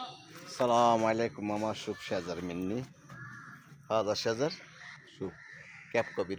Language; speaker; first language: Arabic; non-native, learner; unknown